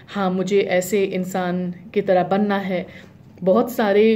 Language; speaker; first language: Hindi; native; Hindi